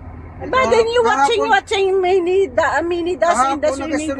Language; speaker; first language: English; non-native, learner; Filipino